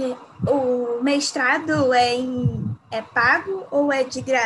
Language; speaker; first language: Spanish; non-native, learner; Portuguese